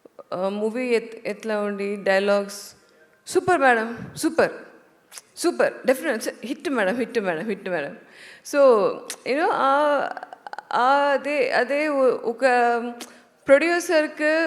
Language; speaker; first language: Telugu; non-native, learner; Tamil